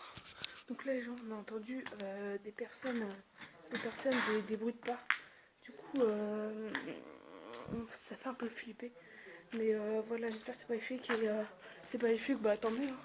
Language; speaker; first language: French; native; French